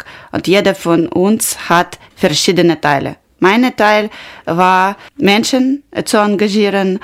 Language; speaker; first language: German; non-native, learner; Ukrainian